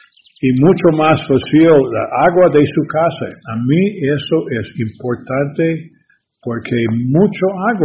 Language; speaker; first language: Spanish; non-native, learner; English